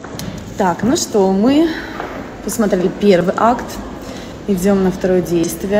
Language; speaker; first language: Russian; native; Russian